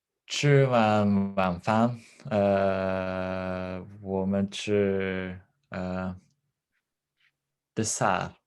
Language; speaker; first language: Chinese; non-native, learner; Norwegian